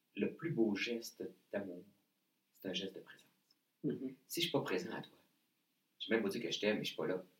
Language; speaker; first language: French; native; French